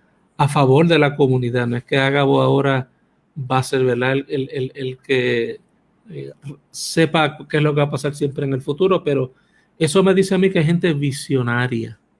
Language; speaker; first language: Spanish; native; Spanish